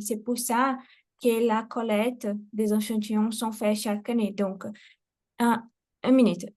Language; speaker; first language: French; non-native, fluent; Portuguese